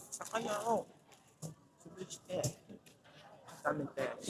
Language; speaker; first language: Japanese; native; Japanese